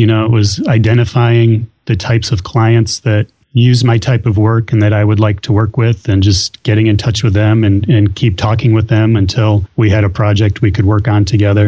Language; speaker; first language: English; native; English